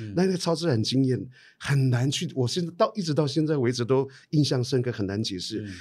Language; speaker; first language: Chinese; non-native, local second language; Amis